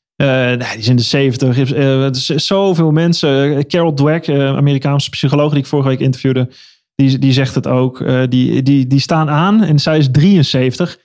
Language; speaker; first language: Dutch; native; Dutch